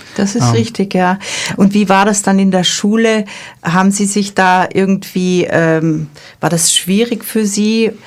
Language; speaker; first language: German; native; German